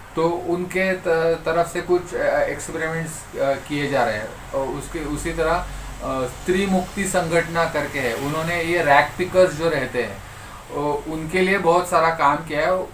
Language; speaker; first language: Hindi; non-native, local second language; Marathi